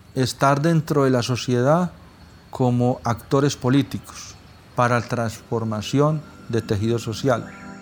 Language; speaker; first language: Spanish; native; Spanish